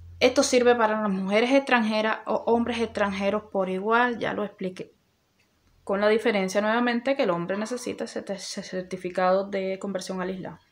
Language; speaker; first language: Spanish; native; Spanish